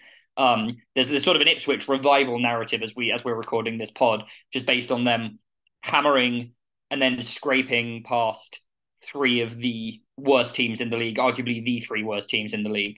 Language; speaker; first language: English; native; English